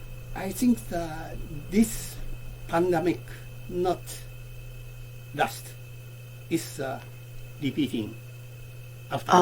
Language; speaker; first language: English; non-native, learner; Japanese